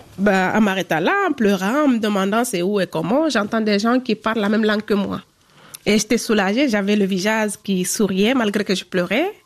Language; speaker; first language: French; non-native, local second language; Fula